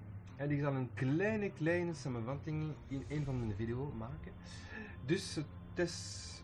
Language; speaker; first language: Dutch; non-native, local second language; French